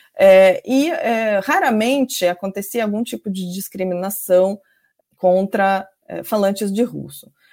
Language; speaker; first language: Portuguese; non-native, fluent; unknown